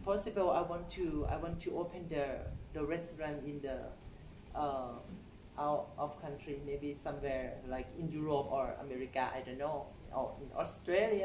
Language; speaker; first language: English; non-native, learner; Thai